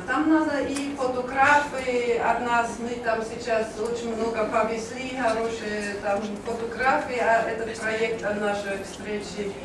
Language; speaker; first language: Russian; non-native, learner; German